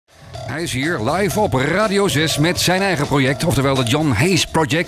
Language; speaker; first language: Dutch; native; Dutch